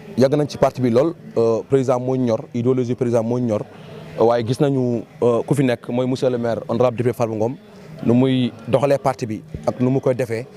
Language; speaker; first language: Wolof; non-native, local second language; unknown